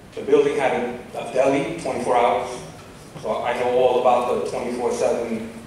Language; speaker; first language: English; native; English